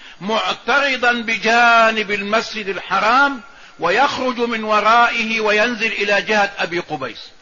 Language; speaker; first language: Arabic; native; Arabic